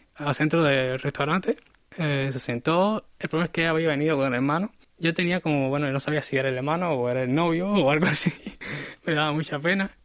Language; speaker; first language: Spanish; native; Spanish